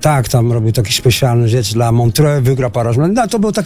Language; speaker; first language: Polish; non-native, learner; Dutch